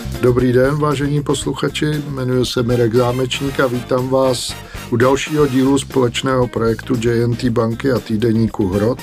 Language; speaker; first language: Czech; native; Czech